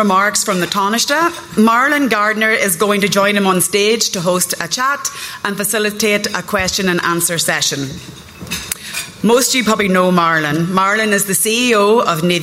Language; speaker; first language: English; native; English